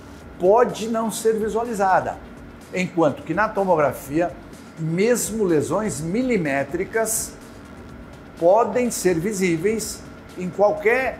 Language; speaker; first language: Portuguese; native; Portuguese